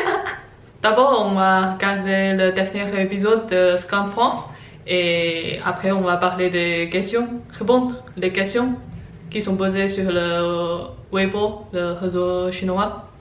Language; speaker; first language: French; non-native, learner; Chinese